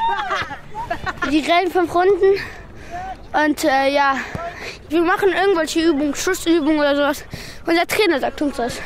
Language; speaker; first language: German; early bilingual, other home language; Pashto